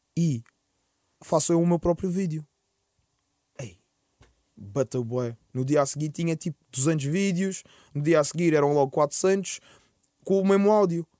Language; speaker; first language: Portuguese; native; Portuguese